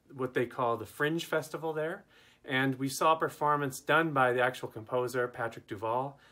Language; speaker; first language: English; native; English